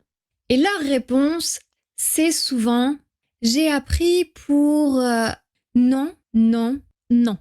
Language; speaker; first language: French; native; French